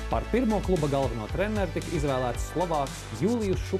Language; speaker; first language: Latvian; native; Latvian